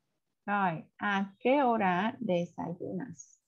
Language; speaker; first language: Spanish; non-native, fluent; Vietnamese